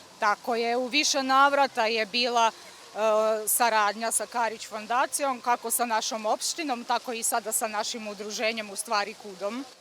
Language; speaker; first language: Serbian; non-native, local second language; Slovak